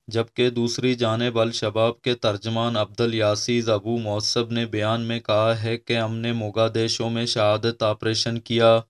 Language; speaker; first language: Urdu; non-native, local second language; Baluchi